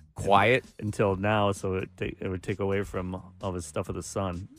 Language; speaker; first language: English; native; English